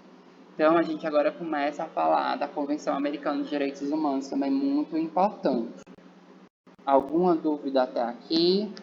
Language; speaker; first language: Portuguese; native; Portuguese